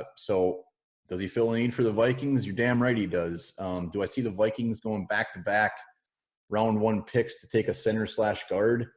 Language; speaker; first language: English; native; English